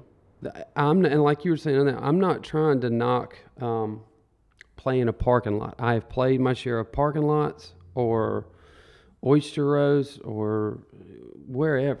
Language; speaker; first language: English; native; English